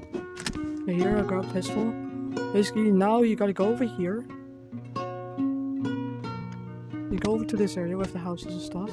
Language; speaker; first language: English; non-native, fluent; Dutch